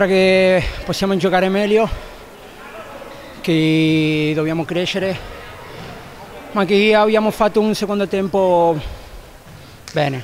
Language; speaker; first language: Italian; non-native, fluent; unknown